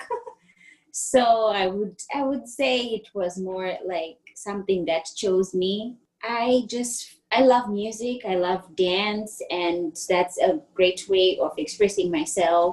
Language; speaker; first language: English; non-native, local second language; Shona